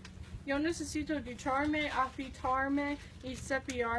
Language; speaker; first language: Spanish; non-native, learner; English